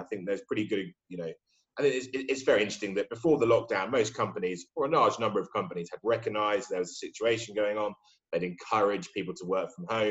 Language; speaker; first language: English; native; English